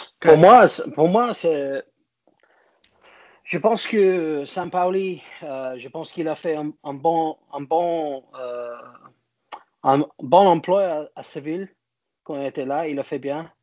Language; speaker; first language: French; non-native, learner; English